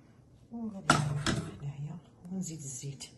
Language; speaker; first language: Arabic; native; Arabic